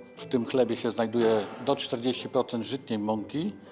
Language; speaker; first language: Polish; native; Polish